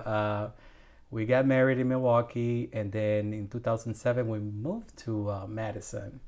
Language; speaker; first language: English; non-native, fluent; Spanish